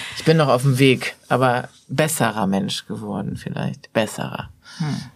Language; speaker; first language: German; early bilingual, other home language; Persian